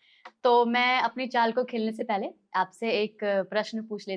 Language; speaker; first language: Hindi; native; Hindi